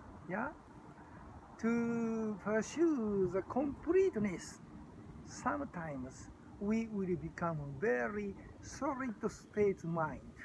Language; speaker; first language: English; non-native, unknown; Japanese